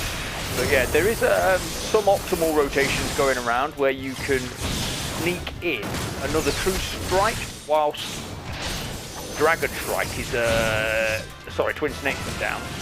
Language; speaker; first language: English; native; English